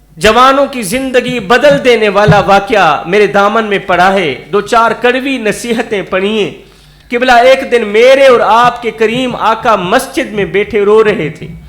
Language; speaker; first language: Urdu; non-native, local second language; Saraiki